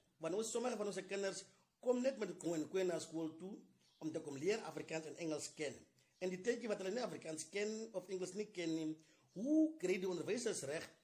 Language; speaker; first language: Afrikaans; non-native, local second language; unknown